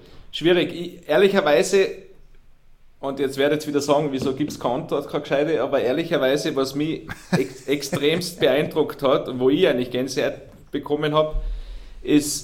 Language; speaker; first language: German; native; German